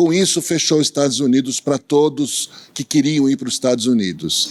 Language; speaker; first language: Portuguese; early bilingual, other home language; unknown